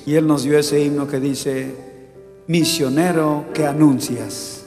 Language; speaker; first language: Spanish; native; Spanish